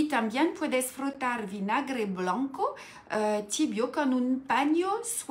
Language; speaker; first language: Spanish; non-native, learner; French